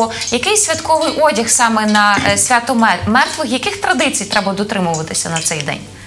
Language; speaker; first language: Ukrainian; native; Ukrainian